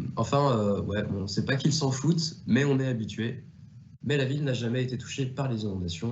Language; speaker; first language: French; native; French